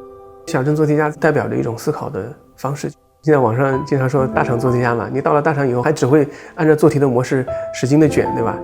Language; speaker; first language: Chinese; native; Chinese